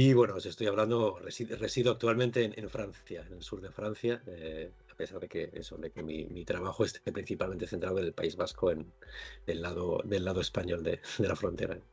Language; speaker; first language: Spanish; native; Spanish